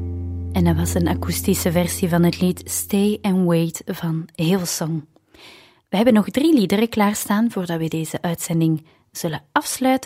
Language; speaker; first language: Dutch; native; Dutch